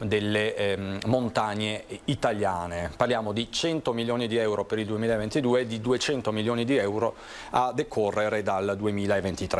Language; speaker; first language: Italian; native; Italian